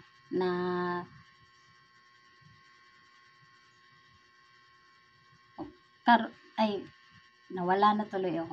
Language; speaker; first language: Filipino; non-native, local second language; Cebuano